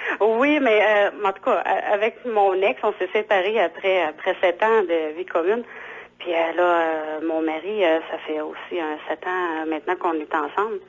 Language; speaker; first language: French; native; French